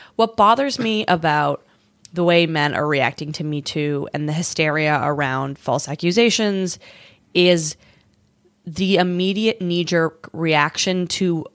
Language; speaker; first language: English; native; English